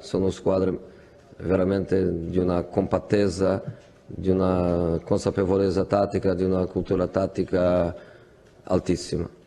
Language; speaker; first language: Italian; non-native, fluent; Portuguese